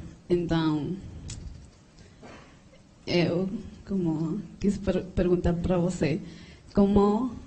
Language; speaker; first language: Portuguese; non-native, learner; Spanish